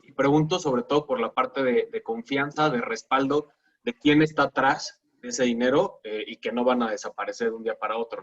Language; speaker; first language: Spanish; native; Spanish